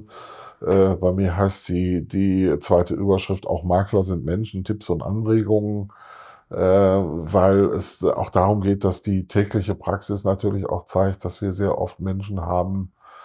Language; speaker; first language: German; native; German